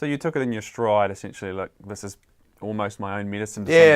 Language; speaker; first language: English; native; English